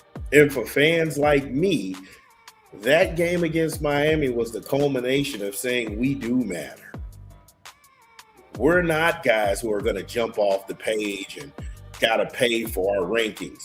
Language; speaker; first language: English; native; English